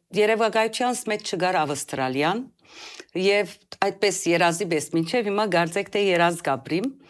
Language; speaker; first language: Armenian; early bilingual, heritage; Armenian